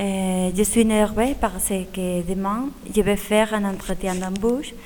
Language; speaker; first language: French; non-native, learner; Spanish